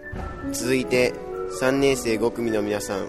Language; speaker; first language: Japanese; native; Japanese